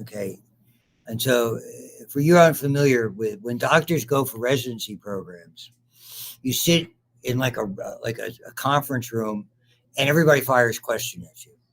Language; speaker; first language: English; native; English